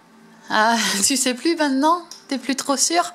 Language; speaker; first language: French; native; French